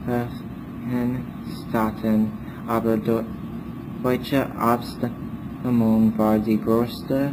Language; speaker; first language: German; non-native, learner; English